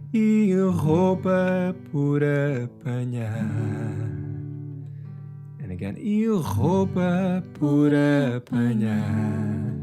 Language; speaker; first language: Portuguese; non-native, fluent; English